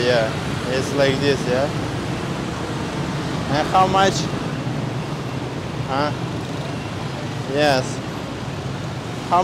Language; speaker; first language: English; non-native, learner; Russian